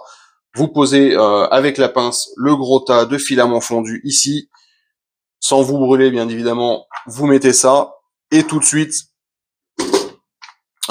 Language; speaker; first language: French; native; French